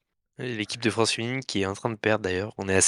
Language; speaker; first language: French; native; French